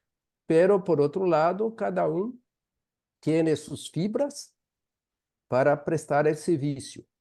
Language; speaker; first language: Spanish; non-native, fluent; Portuguese